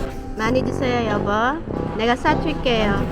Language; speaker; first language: Korean; non-native, learner; Filipino